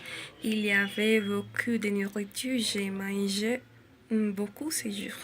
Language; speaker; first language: French; non-native, learner; Spanish